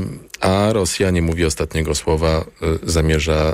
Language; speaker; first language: Polish; native; Polish